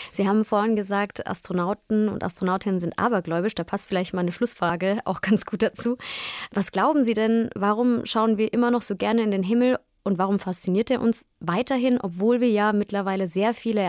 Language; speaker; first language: German; native; German